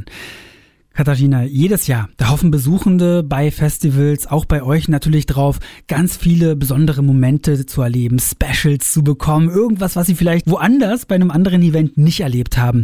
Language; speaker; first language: German; native; German